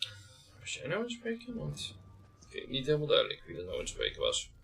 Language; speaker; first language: Dutch; native; Dutch